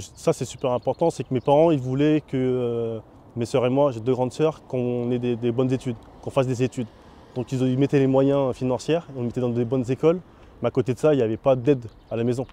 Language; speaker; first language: French; early bilingual, other home language; Vietnamese